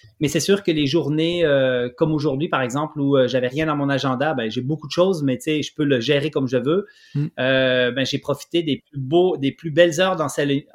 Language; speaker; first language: French; native; French